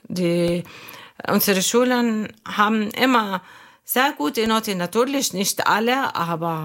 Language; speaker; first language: German; non-native, learner; Arabic